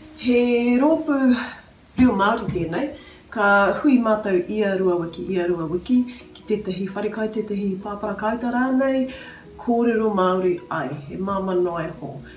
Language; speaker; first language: Māori; non-native, local second language; English